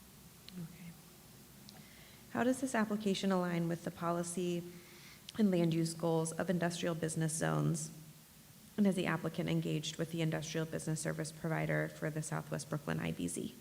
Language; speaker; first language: English; native; English